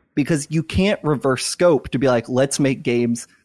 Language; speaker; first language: English; native; English